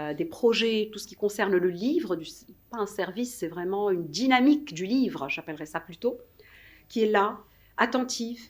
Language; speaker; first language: French; non-native, local second language; Arabic